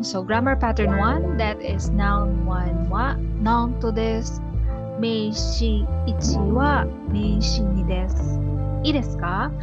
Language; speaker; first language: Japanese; non-native, fluent; Filipino